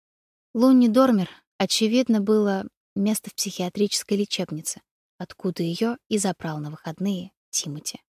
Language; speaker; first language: Russian; native; Russian